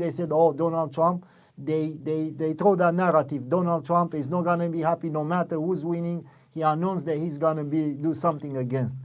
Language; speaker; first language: English; non-native, fluent; Romanian